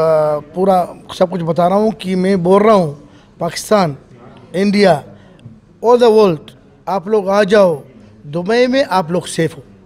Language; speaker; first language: Hindi; non-native, fluent; Arabic